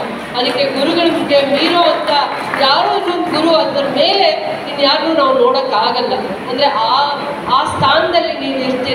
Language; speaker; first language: Kannada; native; Kannada